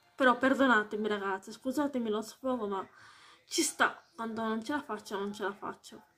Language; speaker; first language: Italian; early bilingual, heritage; Italian